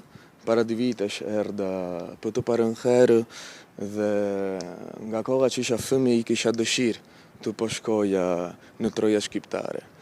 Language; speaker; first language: Albanian; early bilingual, heritage; Albanian